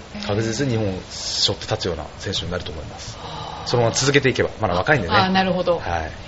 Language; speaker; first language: Japanese; native; Japanese